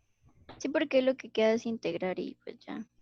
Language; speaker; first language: Spanish; native; Spanish